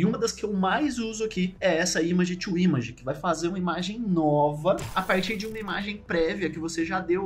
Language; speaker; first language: Portuguese; native; Portuguese